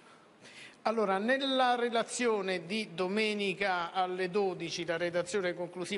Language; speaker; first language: Italian; native; Italian